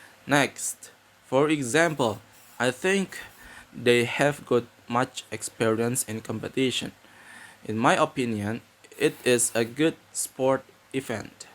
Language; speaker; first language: English; non-native, fluent; Indonesian